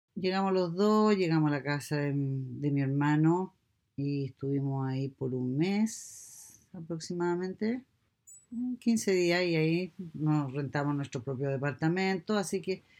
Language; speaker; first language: Spanish; native; Spanish